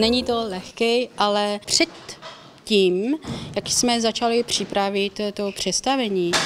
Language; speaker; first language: Czech; non-native, fluent; Chinese